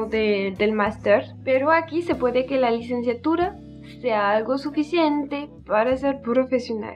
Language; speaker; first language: Spanish; non-native, learner; French